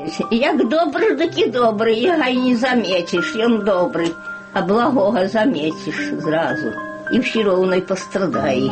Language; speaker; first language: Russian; non-native, local second language; Belarusian